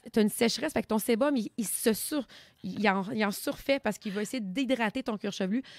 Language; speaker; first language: French; native; French